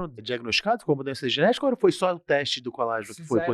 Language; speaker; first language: Portuguese; native; Portuguese